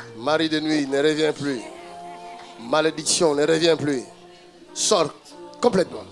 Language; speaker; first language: French; non-native, local second language; Lingala